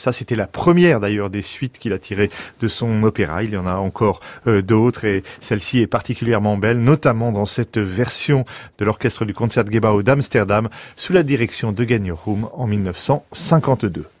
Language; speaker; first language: French; native; French